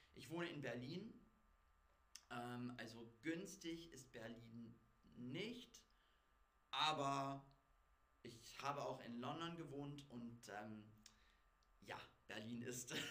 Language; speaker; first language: German; non-native, fluent; English